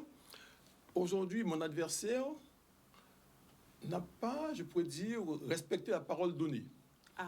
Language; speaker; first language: French; native; French